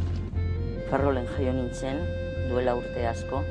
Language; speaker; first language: Basque; non-native, local second language; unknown